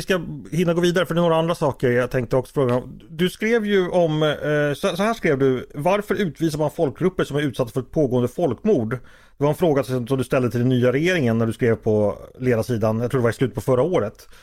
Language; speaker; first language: Swedish; native; Swedish